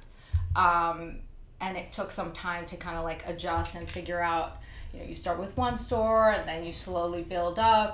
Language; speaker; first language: English; native; English